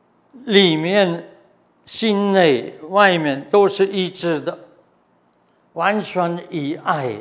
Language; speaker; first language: Chinese; non-native, fluent; German